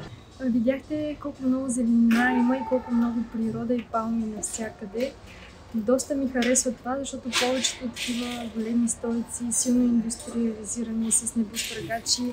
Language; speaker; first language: Bulgarian; native; Bulgarian